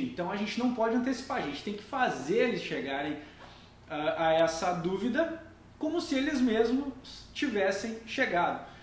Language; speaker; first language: Portuguese; native; Portuguese